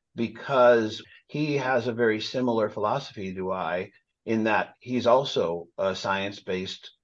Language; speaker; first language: English; native; English